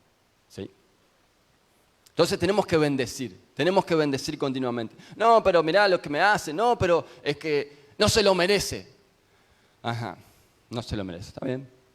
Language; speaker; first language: Spanish; native; Spanish